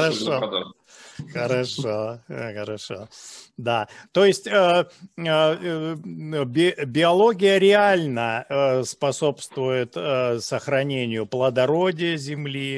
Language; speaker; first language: Russian; native; Russian